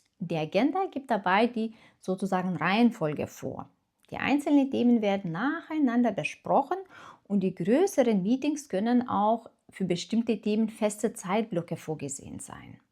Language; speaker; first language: German; non-native, fluent; Lithuanian